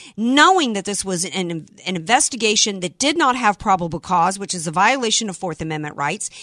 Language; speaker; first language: English; native; English